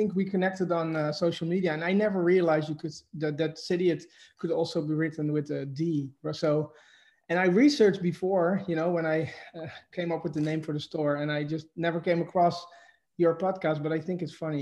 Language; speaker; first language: English; non-native, fluent; Dutch